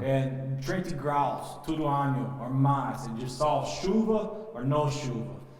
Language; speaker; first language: Portuguese; non-native, learner; English